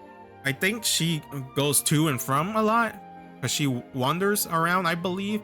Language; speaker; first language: English; native; English